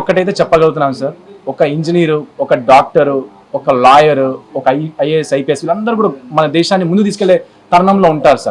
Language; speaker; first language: Telugu; native; Telugu